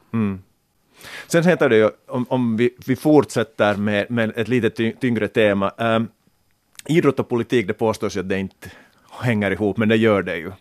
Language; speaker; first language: Swedish; native; Swedish